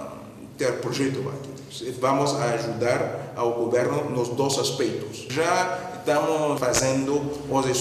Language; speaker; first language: Portuguese; non-native, fluent; Spanish